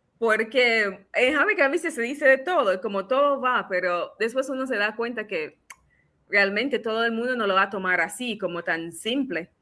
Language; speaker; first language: Spanish; non-native, fluent; English